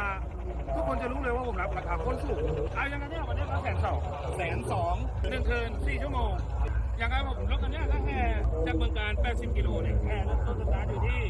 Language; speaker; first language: Thai; native; Thai